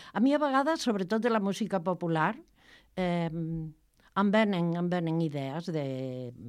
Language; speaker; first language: Catalan; non-native, local second language; Spanish